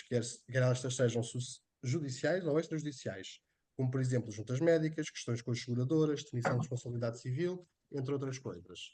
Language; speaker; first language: Portuguese; native; Portuguese